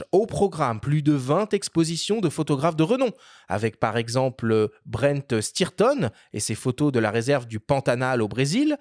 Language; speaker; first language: French; native; French